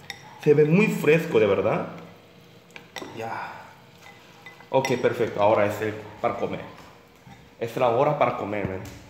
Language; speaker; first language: Spanish; non-native, learner; Korean